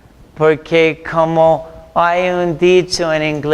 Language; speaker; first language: Spanish; non-native, fluent; English